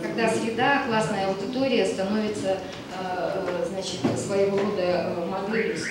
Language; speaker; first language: Russian; native; Russian